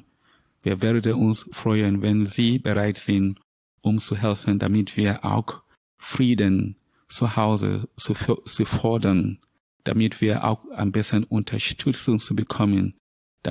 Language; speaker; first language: German; non-native, learner; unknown